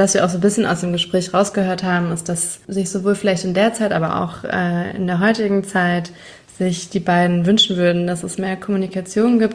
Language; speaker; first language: German; native; German